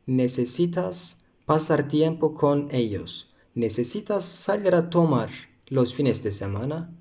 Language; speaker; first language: Spanish; non-native, learner; Turkish